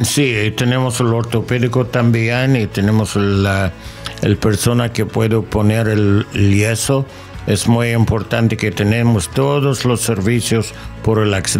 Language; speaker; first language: Spanish; non-native, learner; English